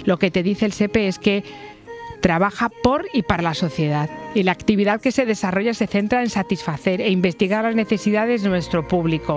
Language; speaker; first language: Spanish; native; Spanish